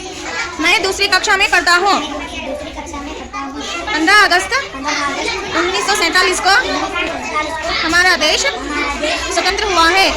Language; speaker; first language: Hindi; non-native, local second language; Kannada